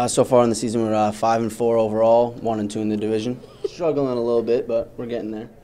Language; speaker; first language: English; native; English